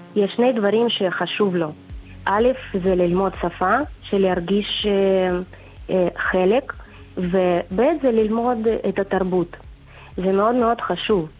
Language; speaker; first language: Hebrew; non-native, fluent; Russian